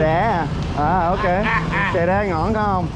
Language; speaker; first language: Vietnamese; non-native, learner; English